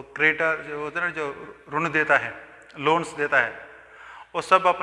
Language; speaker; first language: Hindi; non-native, local second language; Telugu